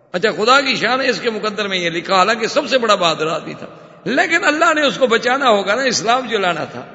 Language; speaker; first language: Urdu; native; Urdu